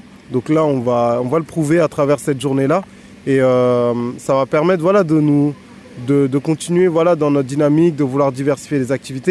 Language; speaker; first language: French; native; French